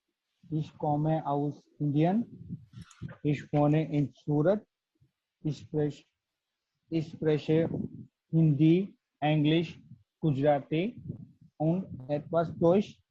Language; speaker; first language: German; non-native, learner; Gujarati